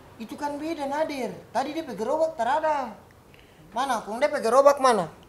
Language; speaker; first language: Indonesian; native; Indonesian